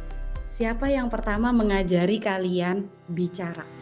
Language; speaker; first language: Indonesian; native; Indonesian